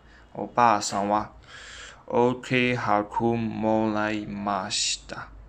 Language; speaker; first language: Japanese; non-native, learner; Chinese